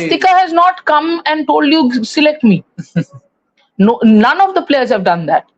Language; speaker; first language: English; non-native, local second language; Hindi